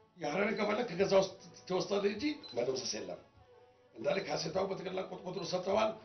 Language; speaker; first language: Amharic; non-native, local second language; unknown